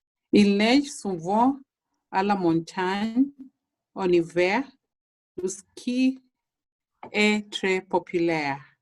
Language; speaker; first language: French; non-native, learner; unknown